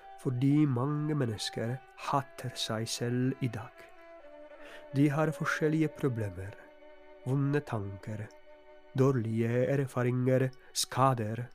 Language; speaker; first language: Norwegian; non-native, fluent; Polish